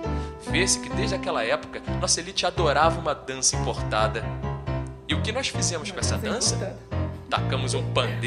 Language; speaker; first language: Portuguese; native; Portuguese